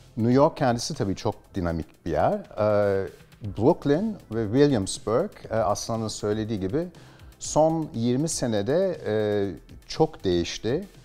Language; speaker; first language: Turkish; early bilingual, heritage; Turkish